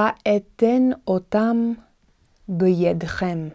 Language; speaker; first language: Hebrew; non-native, fluent; English